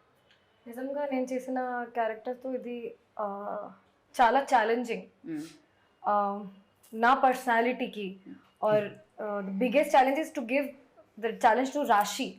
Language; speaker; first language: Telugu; non-native, fluent; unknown